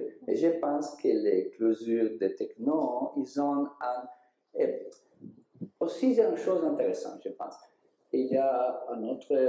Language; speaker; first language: French; non-native, learner; Italian